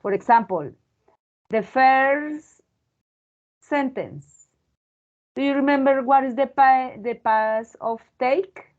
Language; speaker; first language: English; non-native, fluent; Spanish